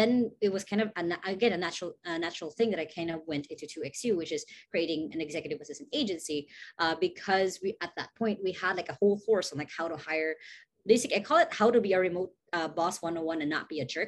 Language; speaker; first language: English; non-native, local second language; Cebuano